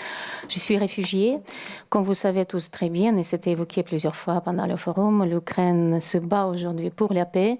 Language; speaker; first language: French; non-native, fluent; Ukrainian